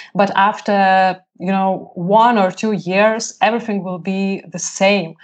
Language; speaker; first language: English; non-native, fluent; Lithuanian